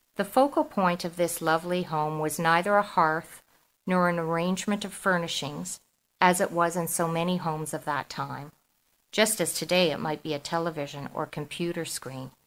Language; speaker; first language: English; native; English